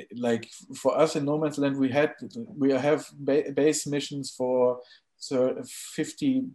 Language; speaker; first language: English; non-native, fluent; German